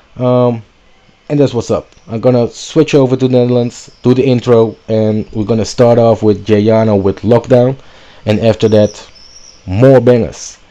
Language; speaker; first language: English; non-native, fluent; Dutch